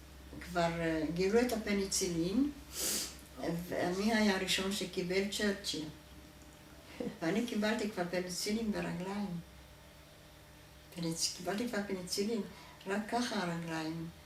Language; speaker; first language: Hebrew; non-native, fluent; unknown